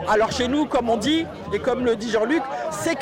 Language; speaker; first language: French; native; French